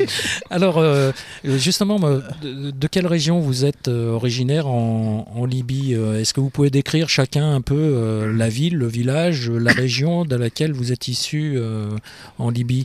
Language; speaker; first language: French; native; French